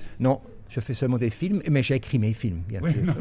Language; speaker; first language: French; non-native, local second language; German